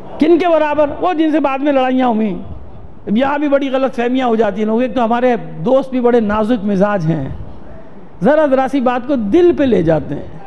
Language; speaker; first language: Urdu; native; Urdu